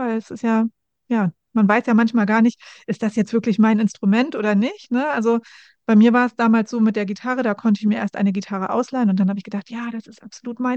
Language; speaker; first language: German; native; German